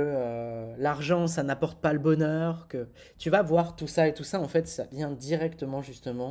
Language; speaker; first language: French; native; French